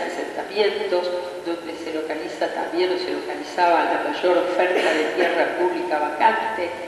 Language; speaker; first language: Spanish; native; Spanish